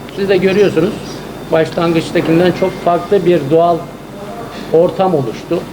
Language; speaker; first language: Turkish; native; Turkish